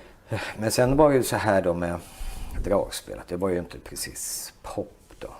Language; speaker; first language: Swedish; native; Swedish